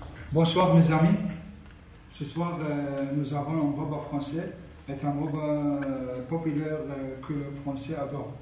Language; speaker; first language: French; non-native, learner; Arabic